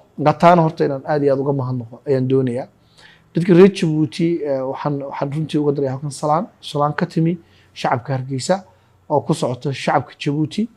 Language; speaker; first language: Somali; native; Somali